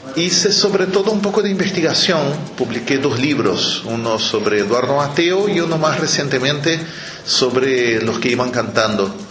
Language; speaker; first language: Spanish; non-native, fluent; Portuguese